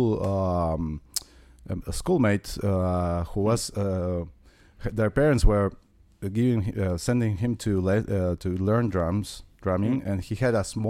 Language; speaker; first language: English; non-native, fluent; Spanish